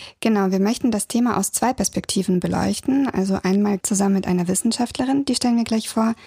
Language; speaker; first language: German; early bilingual, other home language; Russian